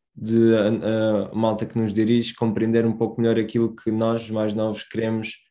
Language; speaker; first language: Portuguese; early bilingual, other home language; Romanian